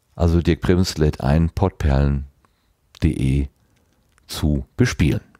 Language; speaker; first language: German; native; German